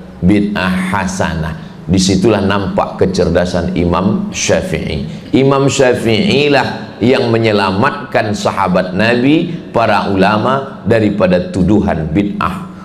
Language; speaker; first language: Malay; native; Malay